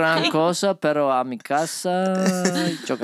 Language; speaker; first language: Spanish; non-native, learner; English